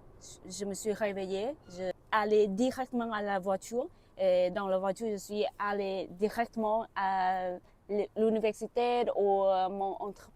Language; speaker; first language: French; non-native, learner; Vietnamese